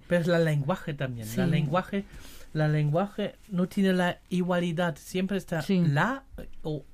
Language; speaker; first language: Spanish; non-native, fluent; German